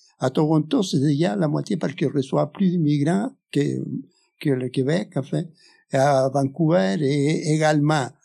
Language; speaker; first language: French; non-native, fluent; Spanish